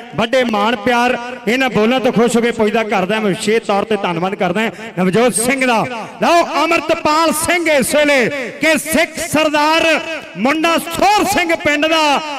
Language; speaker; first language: Punjabi; native; Punjabi